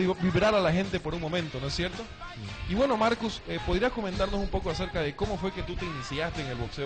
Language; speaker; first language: Spanish; native; Spanish